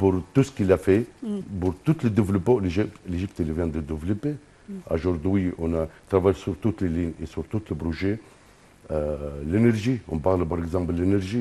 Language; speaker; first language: French; non-native, fluent; Arabic